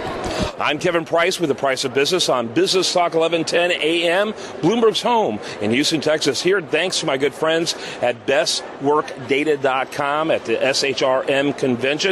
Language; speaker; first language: English; native; English